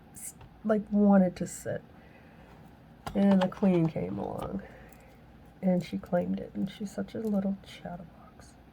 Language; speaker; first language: English; native; English